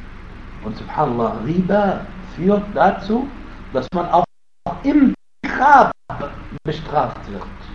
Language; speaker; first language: German; non-native, fluent; Arabic